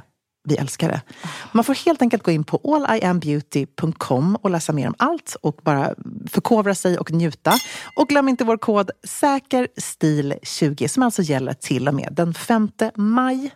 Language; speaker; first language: Swedish; native; Swedish